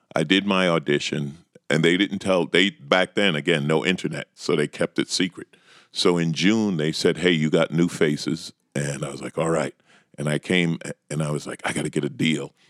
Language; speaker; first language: English; native; English